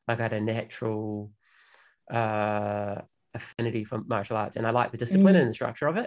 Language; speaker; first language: English; native; English